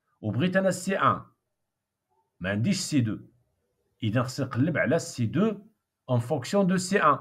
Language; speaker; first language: French; non-native, local second language; Arabic